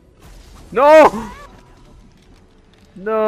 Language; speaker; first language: Spanish; native; Spanish